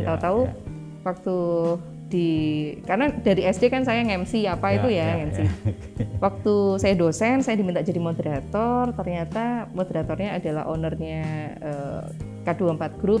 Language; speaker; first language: Indonesian; native; Indonesian